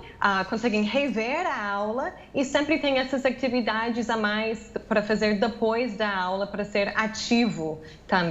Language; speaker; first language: Portuguese; non-native, fluent; English